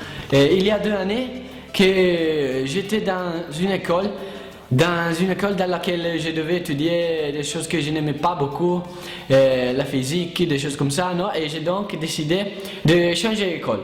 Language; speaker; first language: French; non-native, learner; Italian